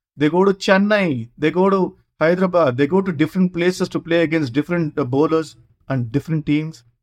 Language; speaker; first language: English; non-native, local second language; Kannada